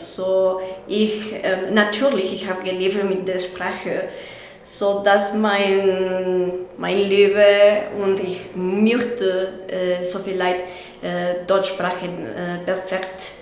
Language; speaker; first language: German; non-native, learner; Spanish